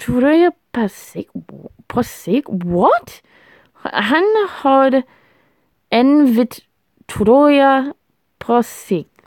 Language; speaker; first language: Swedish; non-native, learner; English